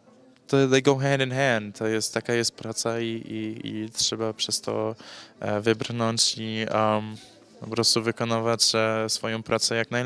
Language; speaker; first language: Polish; early bilingual, heritage; English